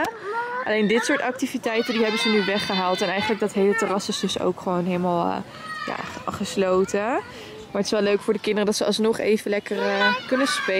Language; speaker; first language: Dutch; native; Dutch